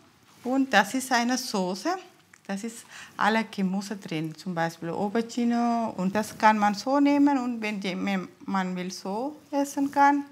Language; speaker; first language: German; non-native, learner; Tamil